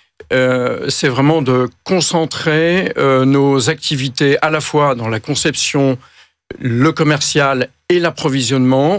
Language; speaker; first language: French; native; French